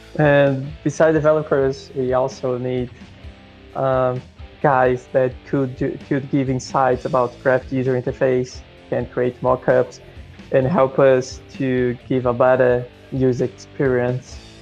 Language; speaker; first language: English; non-native, fluent; Portuguese